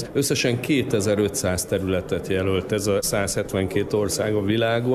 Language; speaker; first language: Hungarian; native; Hungarian